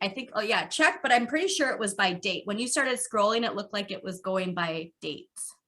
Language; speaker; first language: English; native; English